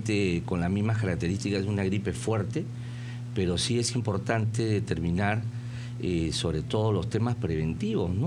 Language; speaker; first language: Spanish; native; Spanish